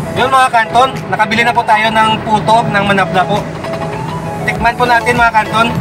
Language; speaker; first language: Filipino; non-native, local second language; Hiligaynon